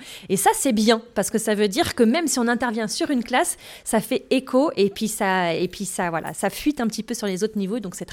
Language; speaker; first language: French; native; French